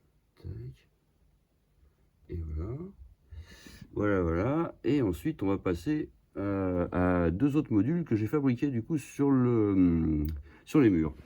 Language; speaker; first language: French; native; French